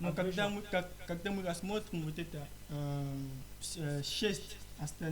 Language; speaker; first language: Russian; non-native, learner; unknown